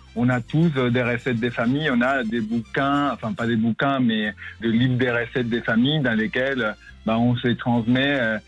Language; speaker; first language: French; non-native, fluent; Spanish